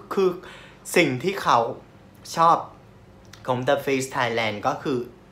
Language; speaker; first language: Thai; non-native, fluent; Vietnamese